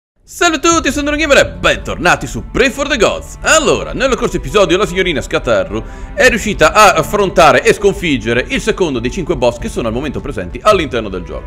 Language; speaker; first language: Italian; native; Italian